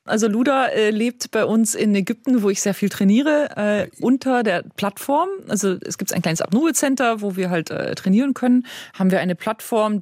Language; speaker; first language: German; native; German